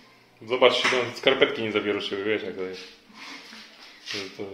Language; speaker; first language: Polish; native; Polish